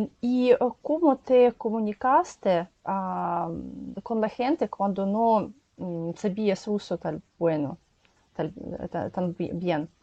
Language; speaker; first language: Spanish; non-native, learner; Russian